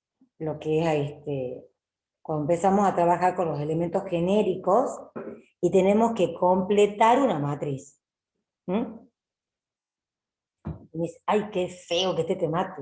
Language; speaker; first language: Spanish; native; Spanish